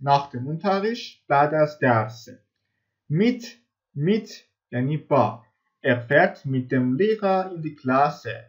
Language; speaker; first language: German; non-native, fluent; Persian